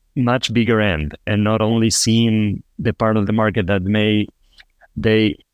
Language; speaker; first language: English; non-native, fluent; Spanish